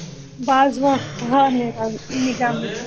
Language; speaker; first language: Persian; non-native, learner; Urdu